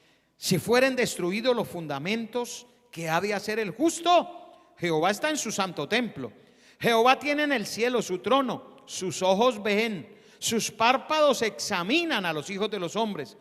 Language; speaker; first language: Spanish; native; Spanish